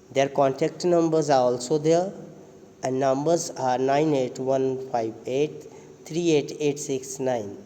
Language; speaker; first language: English; non-native, local second language; Punjabi